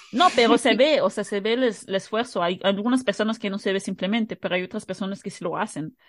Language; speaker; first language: Spanish; early bilingual, heritage; Spanish